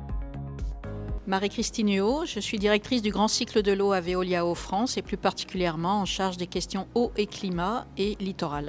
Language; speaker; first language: French; native; French